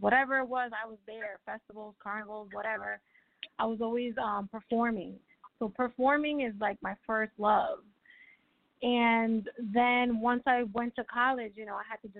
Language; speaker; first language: English; native; English